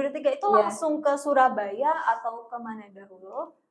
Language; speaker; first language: Indonesian; native; Indonesian